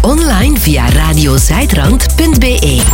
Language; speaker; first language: Dutch; native; Dutch